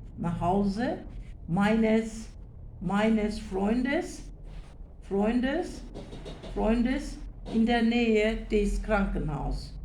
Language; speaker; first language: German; non-native, learner; Turkish